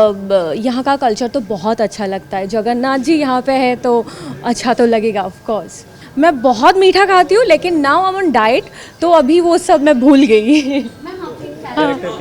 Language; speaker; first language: Hindi; non-native, local second language; Bangla